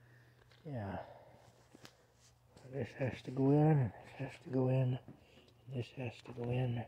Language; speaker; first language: English; native; English